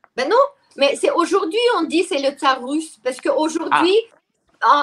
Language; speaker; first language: French; non-native, fluent; Russian